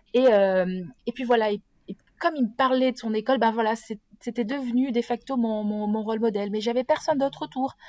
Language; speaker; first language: French; native; French